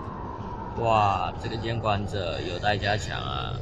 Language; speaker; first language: Chinese; native; Chinese